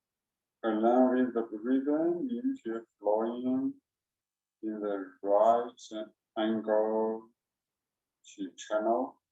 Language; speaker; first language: English; non-native, learner; Chinese